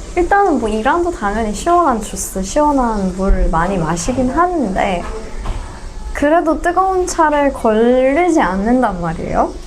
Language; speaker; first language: Korean; non-native, fluent; Persian